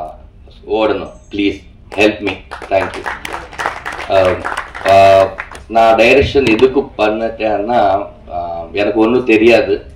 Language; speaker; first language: Tamil; non-native, learner; Telugu